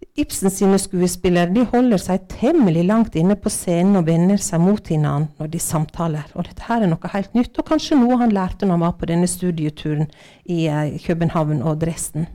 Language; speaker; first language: Norwegian; native; Norwegian